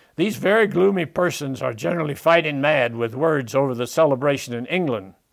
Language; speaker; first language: English; native; English